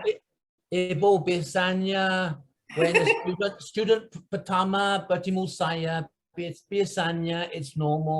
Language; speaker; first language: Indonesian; non-native, learner; English